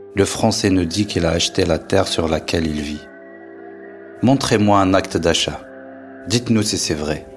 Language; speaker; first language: French; non-native, local second language; Kabyle